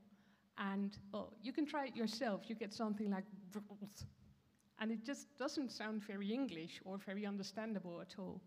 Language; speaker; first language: English; non-native, fluent; Dutch